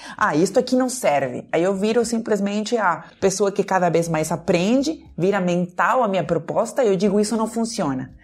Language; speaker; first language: Portuguese; non-native, fluent; Spanish